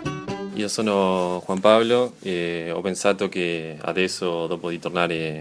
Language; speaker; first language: Italian; non-native, learner; Spanish